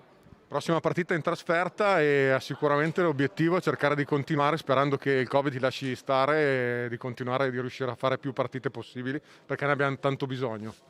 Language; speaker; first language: Italian; native; Italian